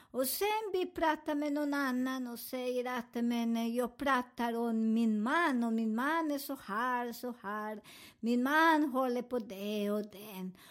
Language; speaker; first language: Swedish; non-native, fluent; Spanish